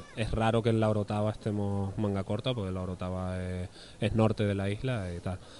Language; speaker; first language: Spanish; native; Spanish